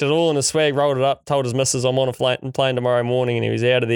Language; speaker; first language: English; native; English